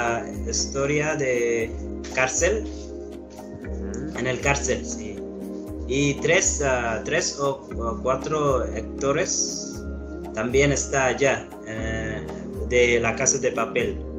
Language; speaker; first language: Spanish; non-native, learner; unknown